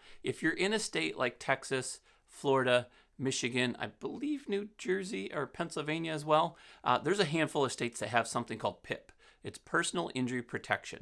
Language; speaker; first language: English; native; English